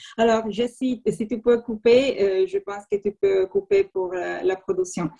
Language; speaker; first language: French; non-native, learner; Italian